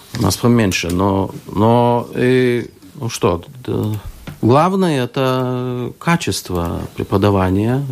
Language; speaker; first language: Russian; non-native, local second language; Lithuanian